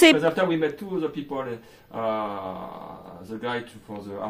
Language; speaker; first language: English; non-native, learner; French